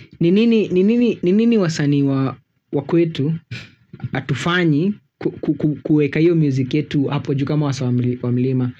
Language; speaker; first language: Swahili; native; Swahili